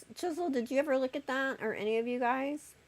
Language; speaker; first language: English; native; English